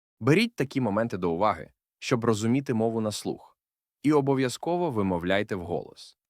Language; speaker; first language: Ukrainian; native; Ukrainian